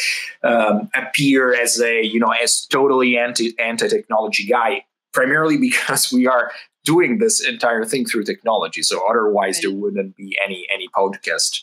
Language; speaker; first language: English; non-native, fluent; Italian